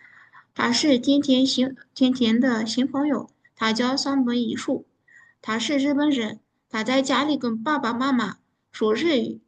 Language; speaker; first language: Chinese; non-native, fluent; Uzbek